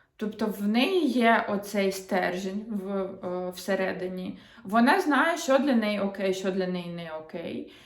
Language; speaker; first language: Ukrainian; non-native, local second language; Russian